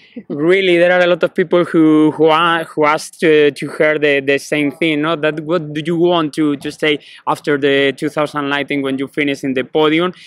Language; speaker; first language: English; non-native, fluent; Spanish